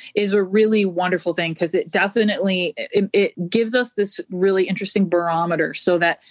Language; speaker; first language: English; native; English